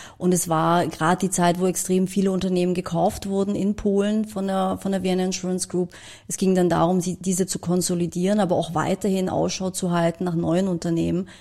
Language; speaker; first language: German; early bilingual, other home language; Polish